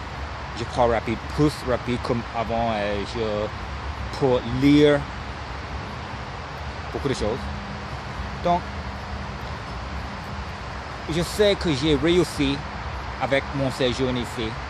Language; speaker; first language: French; non-native, learner; English